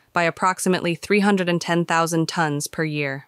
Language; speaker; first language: English; native; English